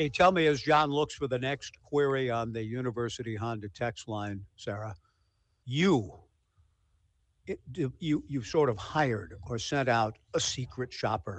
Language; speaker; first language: English; native; English